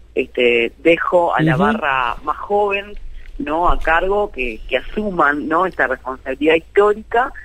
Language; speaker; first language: Spanish; native; Spanish